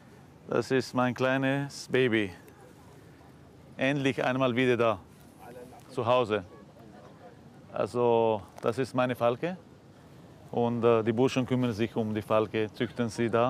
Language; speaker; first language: German; non-native, fluent; Arabic